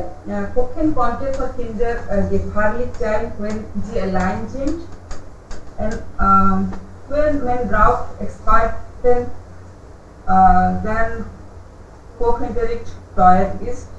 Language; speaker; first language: German; non-native, learner; Hindi